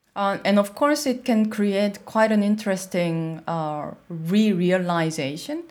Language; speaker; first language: English; non-native, fluent; Korean